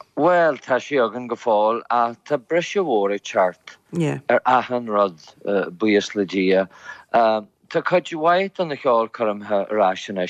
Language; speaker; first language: Irish; non-native, local second language; English